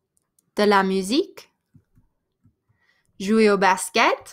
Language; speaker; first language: French; non-native, fluent; English